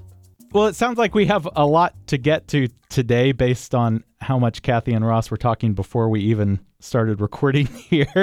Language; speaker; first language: English; native; English